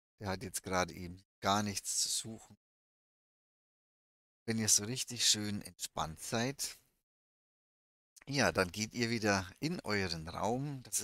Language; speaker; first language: German; native; German